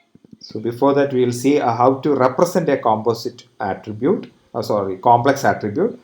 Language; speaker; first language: English; non-native, local second language; Malayalam